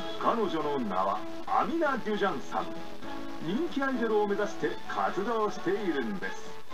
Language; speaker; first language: Japanese; native; Japanese